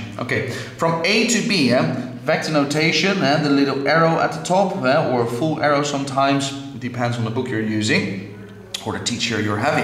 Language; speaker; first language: English; non-native, fluent; Dutch